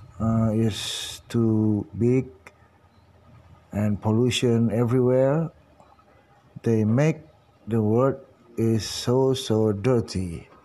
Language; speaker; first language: English; non-native, learner; Indonesian